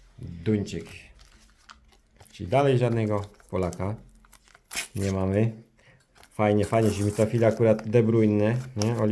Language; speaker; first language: Polish; early bilingual, heritage; Polish